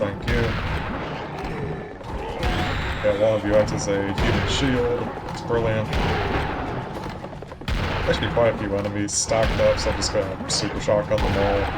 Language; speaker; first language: English; native; English